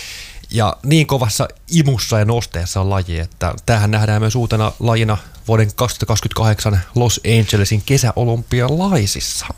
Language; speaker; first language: Finnish; native; Finnish